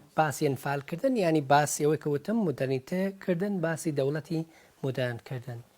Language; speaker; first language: Central Kurdish; early bilingual, heritage; Central Kurdish